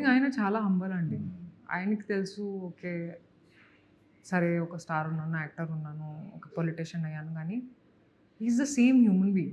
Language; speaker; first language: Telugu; non-native, local second language; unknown